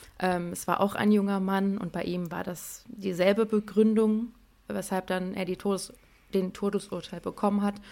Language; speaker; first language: German; early bilingual, other home language; Persian